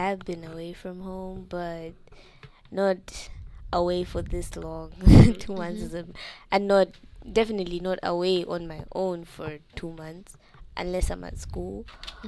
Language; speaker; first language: English; non-native, local second language; Nyanja